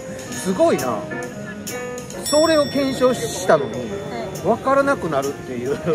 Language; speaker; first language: Japanese; native; Japanese